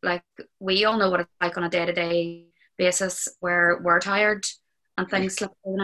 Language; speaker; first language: English; native; English